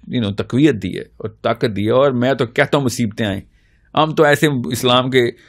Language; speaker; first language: Urdu; native; Urdu